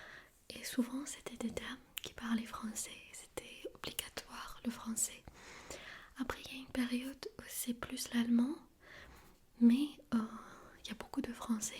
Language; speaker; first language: French; non-native, fluent; Armenian